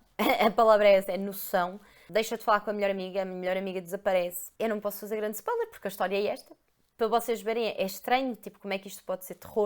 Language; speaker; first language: Portuguese; native; Portuguese